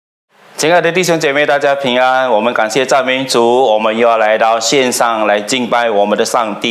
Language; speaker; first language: Chinese; native; Chinese